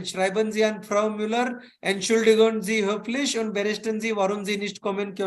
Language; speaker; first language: German; non-native, fluent; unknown